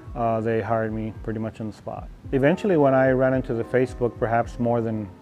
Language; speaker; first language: English; native; English